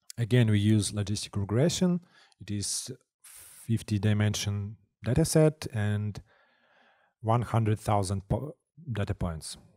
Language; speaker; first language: English; non-native, fluent; Russian